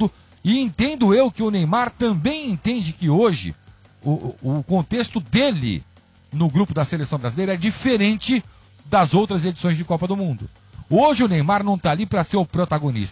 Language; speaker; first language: Portuguese; native; Portuguese